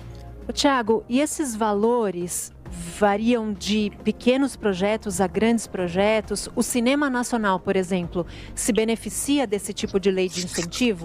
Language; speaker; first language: Portuguese; native; Portuguese